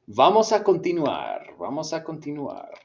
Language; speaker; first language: Spanish; non-native, fluent; English